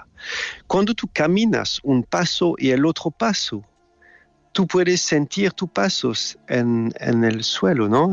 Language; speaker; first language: Spanish; non-native, fluent; French